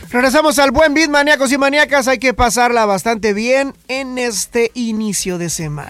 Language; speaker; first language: Spanish; native; Spanish